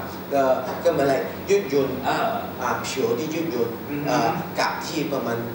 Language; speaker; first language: Thai; non-native, learner; Chinese